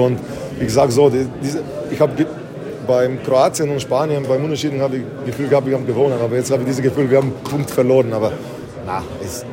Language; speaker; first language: German; non-native, fluent; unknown